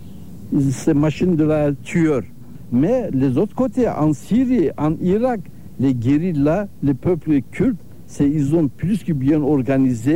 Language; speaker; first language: French; non-native, learner; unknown